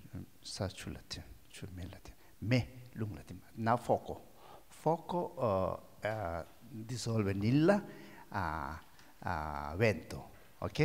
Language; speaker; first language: Italian; non-native, learner; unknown